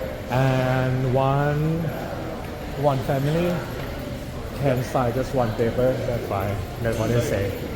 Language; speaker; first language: English; non-native, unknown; Thai